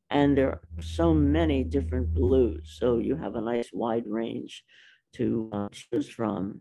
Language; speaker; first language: English; native; English